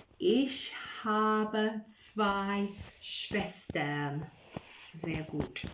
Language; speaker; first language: German; non-native, fluent; English